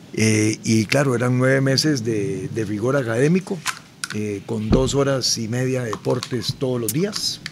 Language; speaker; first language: Spanish; native; Spanish